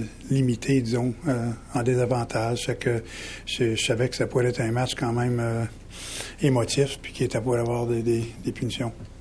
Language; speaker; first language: French; native; French